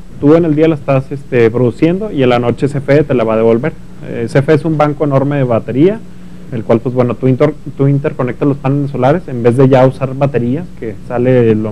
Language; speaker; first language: Spanish; native; Spanish